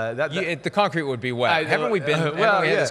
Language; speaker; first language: English; native; English